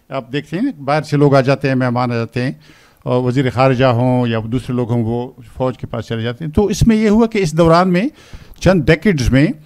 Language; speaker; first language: Urdu; non-native, local second language; Pashto